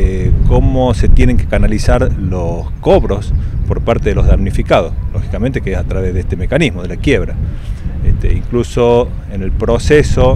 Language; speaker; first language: Spanish; native; Spanish